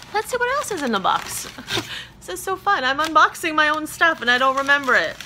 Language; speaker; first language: English; native; English